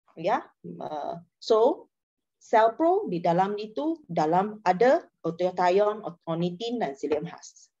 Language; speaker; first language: Malay; non-native, local second language; Chinese